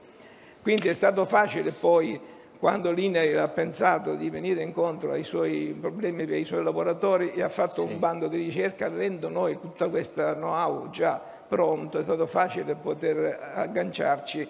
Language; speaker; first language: Italian; native; Italian